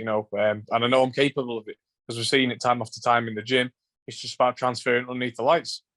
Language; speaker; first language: English; native; English